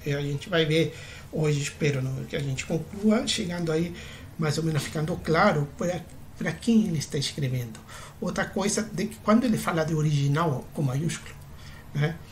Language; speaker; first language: Portuguese; non-native, fluent; Spanish